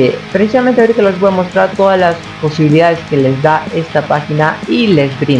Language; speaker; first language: Spanish; native; Spanish